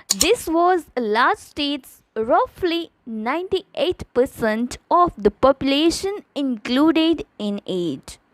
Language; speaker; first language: English; non-native, local second language; Gujarati